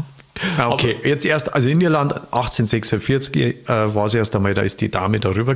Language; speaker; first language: German; native; German